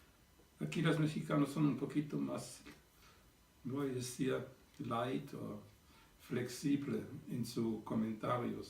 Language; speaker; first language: Spanish; non-native, fluent; German